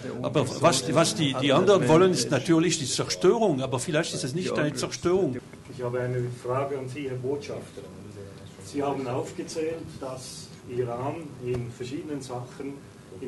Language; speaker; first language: German; non-native, local second language; French